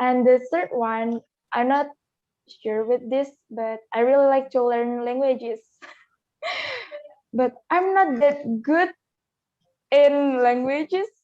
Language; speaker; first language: English; non-native, learner; Indonesian